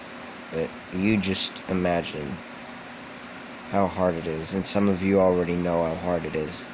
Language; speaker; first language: English; native; English